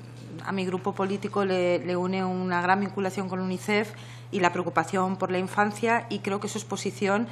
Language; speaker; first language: Spanish; native; Spanish